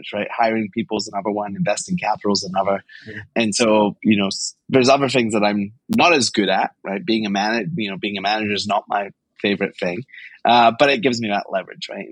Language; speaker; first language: English; native; English